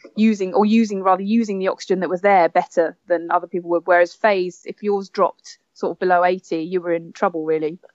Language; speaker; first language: English; native; English